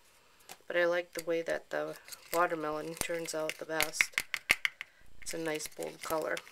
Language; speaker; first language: English; native; English